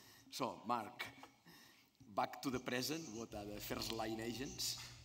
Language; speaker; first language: English; non-native, fluent; Spanish